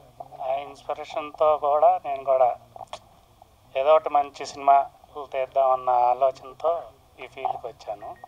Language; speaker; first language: Telugu; native; Telugu